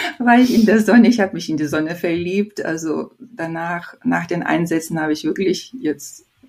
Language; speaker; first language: German; non-native, fluent; Lithuanian